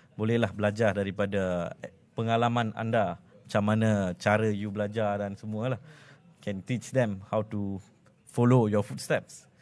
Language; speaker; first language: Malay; non-native, local second language; Tamil